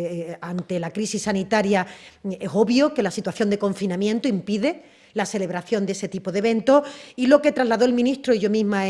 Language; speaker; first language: Spanish; native; Spanish